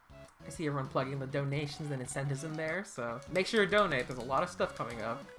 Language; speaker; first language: English; native; English